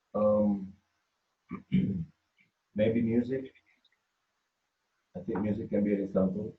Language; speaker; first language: English; non-native, fluent; Spanish